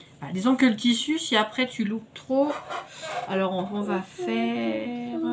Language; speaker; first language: French; native; French